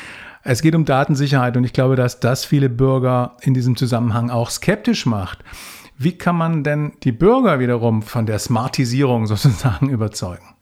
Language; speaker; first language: German; native; German